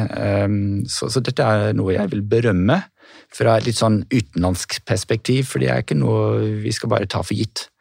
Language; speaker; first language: Norwegian; non-native, fluent; English